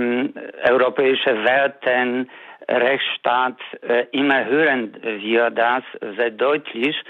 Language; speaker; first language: German; non-native, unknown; Polish